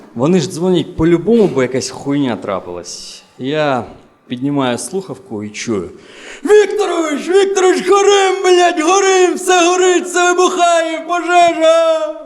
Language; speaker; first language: Ukrainian; native; Ukrainian